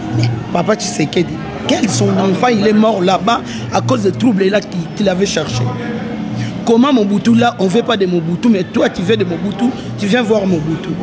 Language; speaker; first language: French; non-native, local second language; Lingala